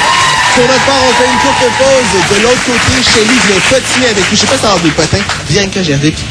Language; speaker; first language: French; native; French